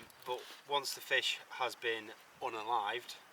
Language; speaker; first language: English; native; English